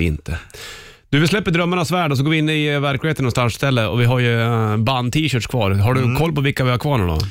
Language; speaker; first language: Swedish; native; Swedish